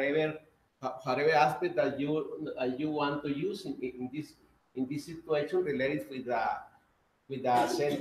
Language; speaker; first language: English; non-native, learner; Spanish